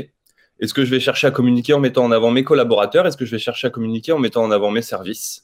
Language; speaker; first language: French; native; French